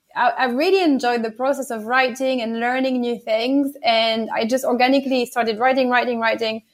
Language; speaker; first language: English; non-native, fluent; French